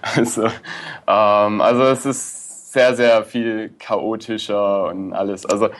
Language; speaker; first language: German; native; German